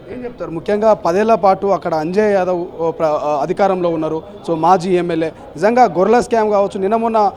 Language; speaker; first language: Telugu; native; Telugu